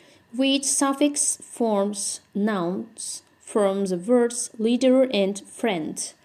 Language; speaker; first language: English; non-native, fluent; Azerbaijani